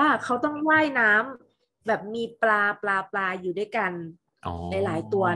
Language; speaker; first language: Thai; native; Thai